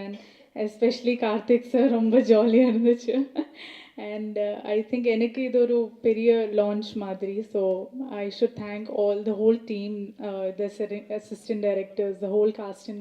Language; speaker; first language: Tamil; non-native, learner; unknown